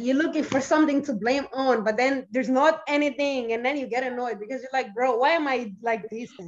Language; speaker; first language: English; non-native, fluent; Portuguese